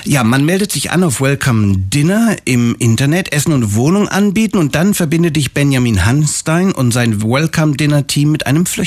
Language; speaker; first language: German; native; German